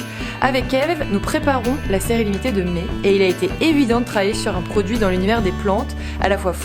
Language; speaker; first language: French; native; French